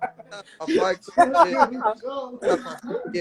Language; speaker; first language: Russian; non-native, learner; Tajik